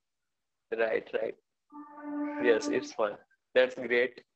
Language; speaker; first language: English; non-native, learner; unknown